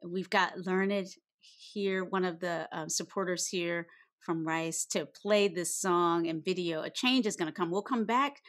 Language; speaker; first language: English; native; English